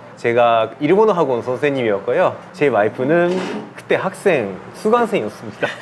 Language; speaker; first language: Korean; non-native, fluent; Japanese